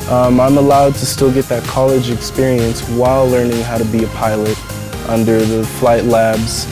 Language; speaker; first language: English; native; English